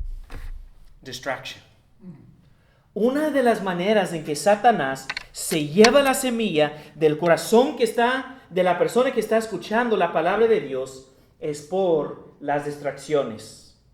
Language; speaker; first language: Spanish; non-native, fluent; English